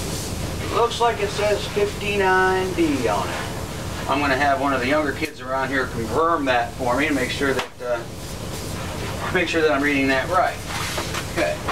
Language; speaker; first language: English; native; English